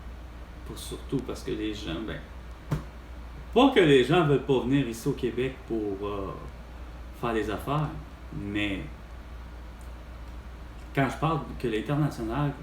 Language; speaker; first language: French; native; French